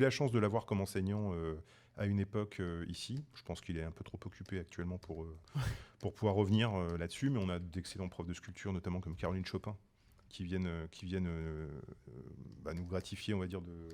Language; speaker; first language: French; native; French